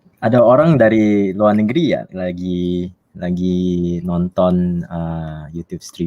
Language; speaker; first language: Indonesian; non-native, fluent; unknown